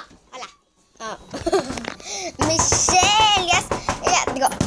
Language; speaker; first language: Spanish; early bilingual, heritage; Spanish